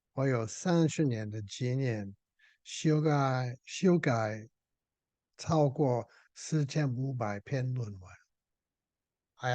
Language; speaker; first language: Chinese; non-native, fluent; English